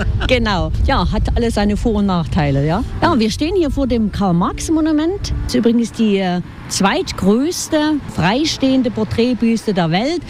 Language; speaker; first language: German; native; German